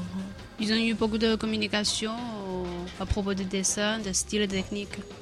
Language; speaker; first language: French; non-native, learner; Chinese